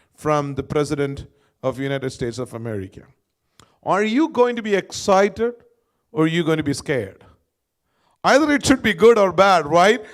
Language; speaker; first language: English; non-native, local second language; Malayalam